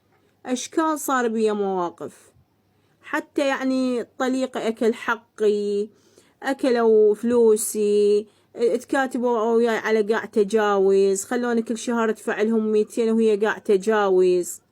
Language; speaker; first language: Arabic; native; Arabic